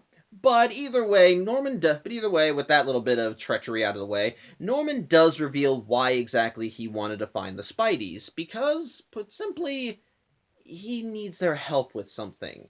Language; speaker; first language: English; native; English